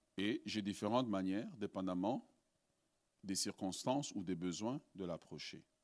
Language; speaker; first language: French; early bilingual, other home language; Lingala